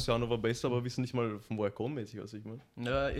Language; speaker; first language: German; native; German